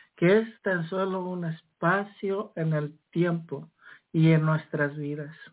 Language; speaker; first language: Spanish; native; Spanish